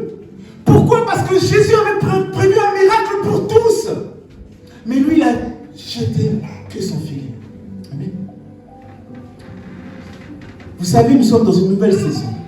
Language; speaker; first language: French; native; French